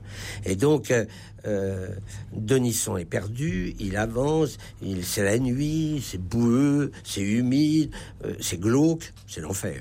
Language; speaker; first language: French; native; French